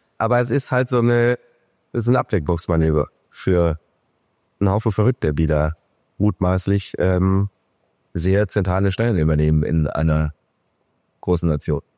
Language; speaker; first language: German; native; German